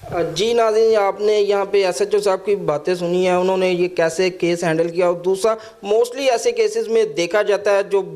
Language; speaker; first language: Urdu; non-native, local second language; Punjabi